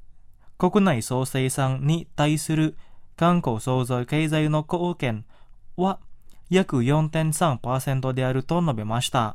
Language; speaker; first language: Japanese; non-native, fluent; Indonesian